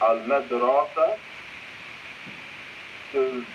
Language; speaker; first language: Arabic; non-native, learner; English